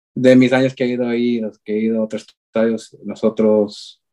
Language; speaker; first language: Spanish; early bilingual, heritage; Spanish